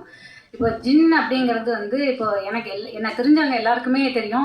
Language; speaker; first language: Tamil; native; Tamil